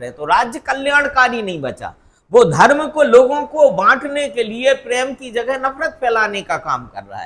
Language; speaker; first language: Hindi; native; Hindi